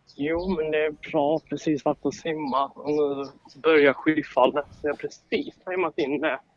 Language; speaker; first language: Swedish; native; Swedish